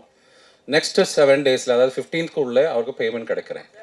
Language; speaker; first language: Tamil; non-native, fluent; Malayalam